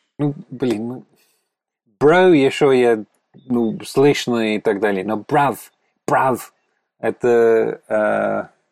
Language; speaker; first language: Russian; non-native, fluent; English